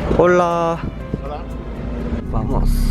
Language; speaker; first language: Spanish; non-native, learner; Korean